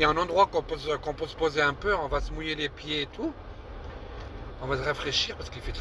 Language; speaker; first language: French; native; French